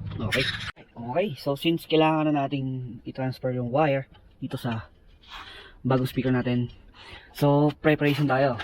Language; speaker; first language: Filipino; native; Filipino